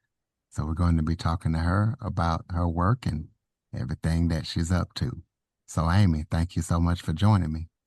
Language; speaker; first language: English; native; English